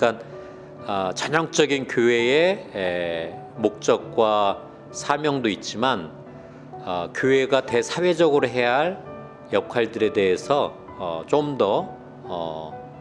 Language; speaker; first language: Korean; native; Korean